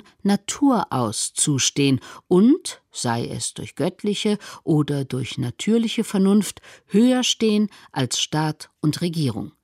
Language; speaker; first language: German; native; German